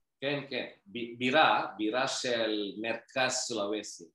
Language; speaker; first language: Hebrew; non-native, learner; Indonesian